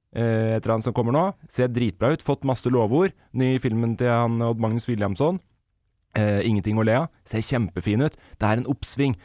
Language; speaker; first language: Norwegian; native; Norwegian